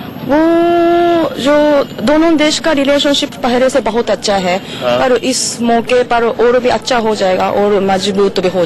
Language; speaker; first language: Hindi; non-native, fluent; Japanese